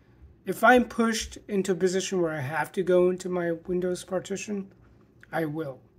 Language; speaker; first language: English; native; English